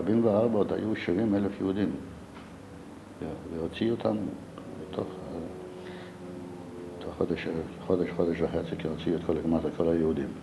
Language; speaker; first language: Hebrew; non-native, fluent; Yiddish